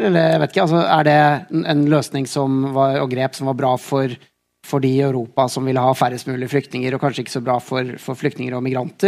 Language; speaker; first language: Norwegian; native; Norwegian